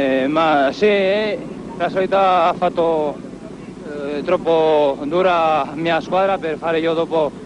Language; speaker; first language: Italian; non-native, learner; Spanish